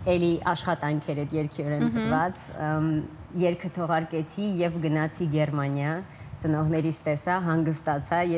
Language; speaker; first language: Armenian; early bilingual, heritage; Armenian